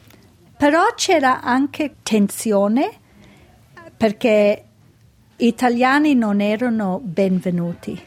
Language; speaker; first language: Italian; early bilingual, heritage; Italian